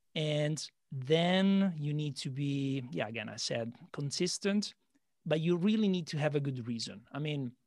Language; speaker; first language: English; non-native, fluent; Italian